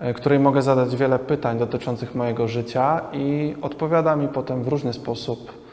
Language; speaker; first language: Polish; native; Polish